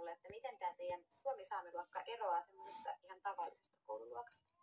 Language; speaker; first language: Finnish; native; Finnish